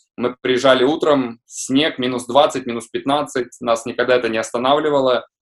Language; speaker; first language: Russian; native; Russian